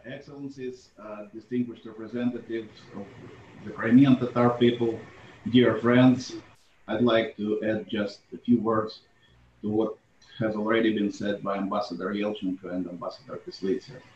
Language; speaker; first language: English; non-native, fluent; Ukrainian